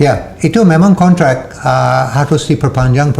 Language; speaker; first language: Indonesian; non-native, fluent; English